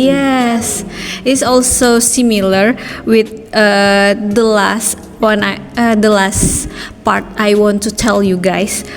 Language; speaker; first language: English; non-native, learner; Indonesian